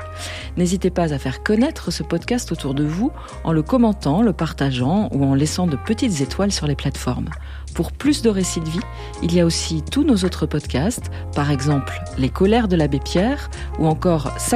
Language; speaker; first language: French; native; French